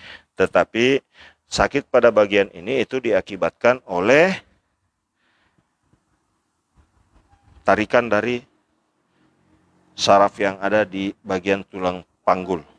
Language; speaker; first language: Indonesian; native; Indonesian